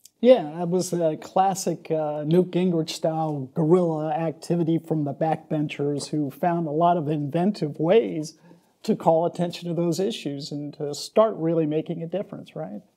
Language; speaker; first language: English; native; English